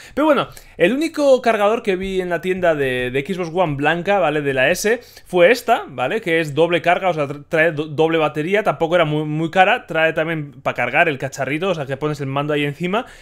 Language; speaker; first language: Spanish; native; Spanish